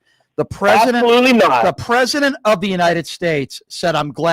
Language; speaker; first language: English; native; English